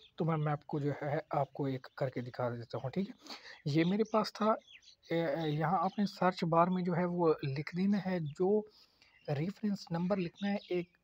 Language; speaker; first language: Urdu; native; Urdu